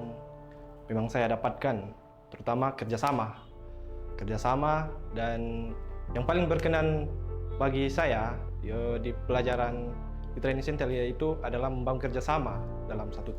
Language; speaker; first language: Indonesian; non-native, local second language; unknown